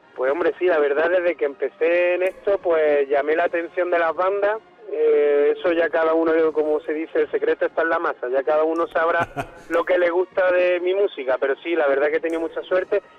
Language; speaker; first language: Spanish; native; Spanish